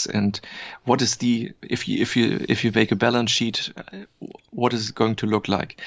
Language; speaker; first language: English; non-native, fluent; German